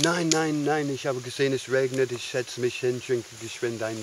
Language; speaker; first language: German; non-native, fluent; English